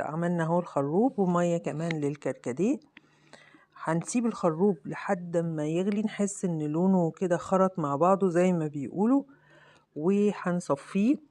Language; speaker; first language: Arabic; native; Arabic